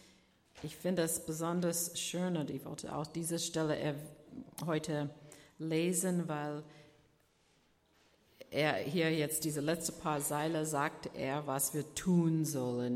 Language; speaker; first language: German; non-native, fluent; English